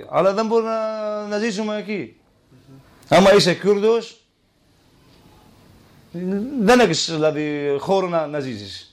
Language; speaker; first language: Greek; non-native, learner; Kurdish